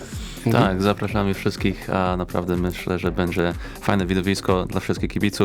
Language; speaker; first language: Polish; early bilingual, heritage; English